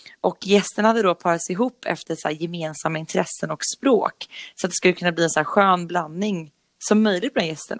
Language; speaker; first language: Swedish; native; Swedish